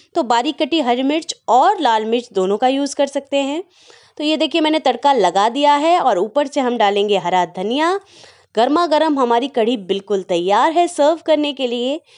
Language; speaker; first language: Hindi; native; Hindi